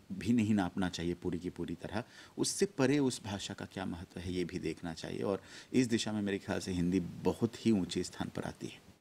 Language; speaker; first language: Hindi; early bilingual, heritage; Hindi